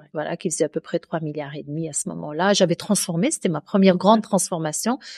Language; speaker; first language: French; non-native, local second language; Arabic